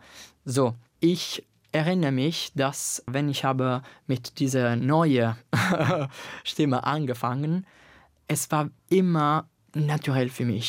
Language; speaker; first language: German; non-native, learner; Italian